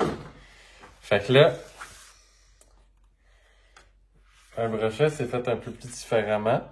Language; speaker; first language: French; native; French